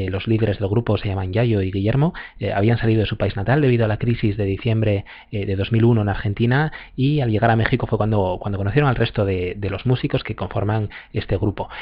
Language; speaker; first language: Spanish; native; Spanish